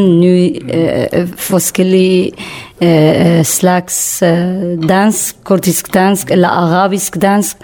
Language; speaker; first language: Danish; non-native, learner; Kurdish